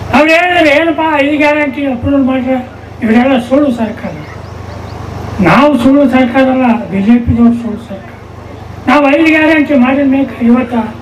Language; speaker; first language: Kannada; native; Kannada